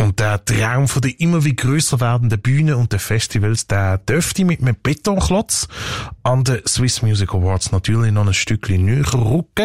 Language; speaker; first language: German; native; German